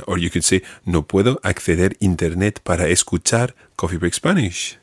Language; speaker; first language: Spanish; non-native, fluent; English